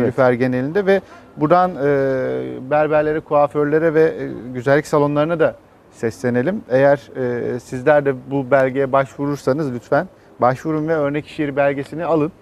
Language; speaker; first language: Turkish; native; Turkish